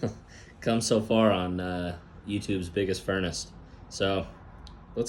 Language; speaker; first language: English; native; English